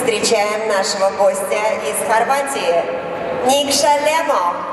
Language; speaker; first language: Russian; native; Russian